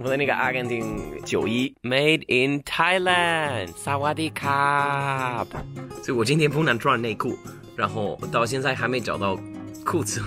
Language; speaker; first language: Chinese; non-native, fluent; Spanish